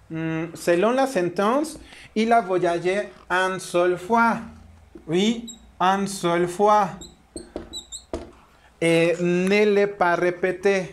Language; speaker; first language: French; non-native, learner; Spanish